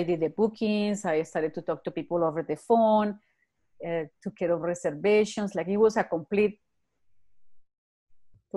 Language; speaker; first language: English; non-native, fluent; Spanish